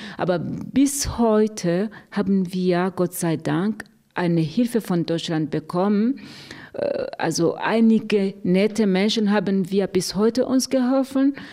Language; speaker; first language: German; non-native, fluent; Rundi